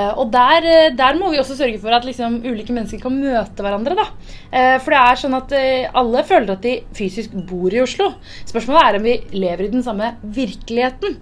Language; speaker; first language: Norwegian; early bilingual, other home language; Tamil